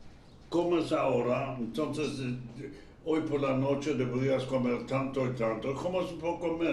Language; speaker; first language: Spanish; non-native, fluent; Yiddish